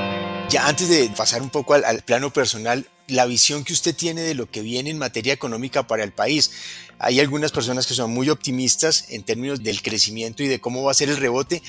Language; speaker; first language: Spanish; native; Spanish